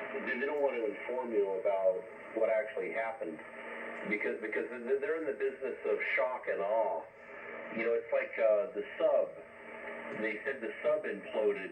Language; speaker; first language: English; native; English